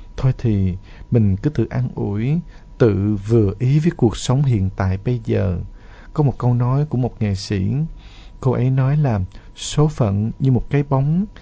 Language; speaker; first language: Vietnamese; native; Vietnamese